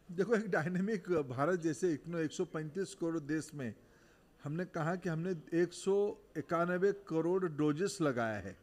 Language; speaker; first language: Hindi; non-native, local second language; Odia